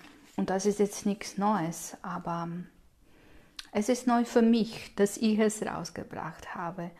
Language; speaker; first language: German; non-native, fluent; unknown